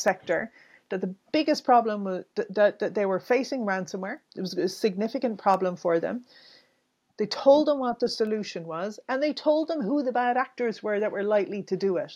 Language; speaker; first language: English; native; English